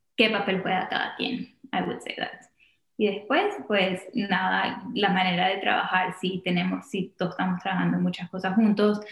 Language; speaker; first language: Spanish; native; Spanish